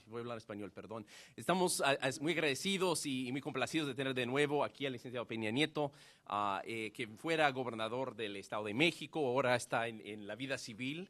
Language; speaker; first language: Spanish; non-native, fluent; English